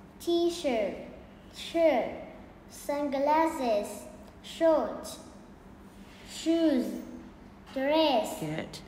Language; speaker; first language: English; non-native, learner; Vietnamese